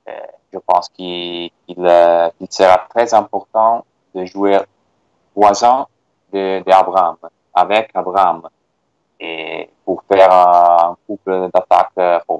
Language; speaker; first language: French; non-native, fluent; Italian